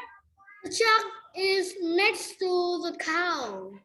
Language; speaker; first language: English; non-native, learner; Vietnamese